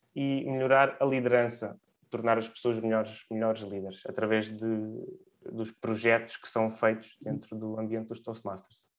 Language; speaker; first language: Portuguese; early bilingual, other home language; Ukrainian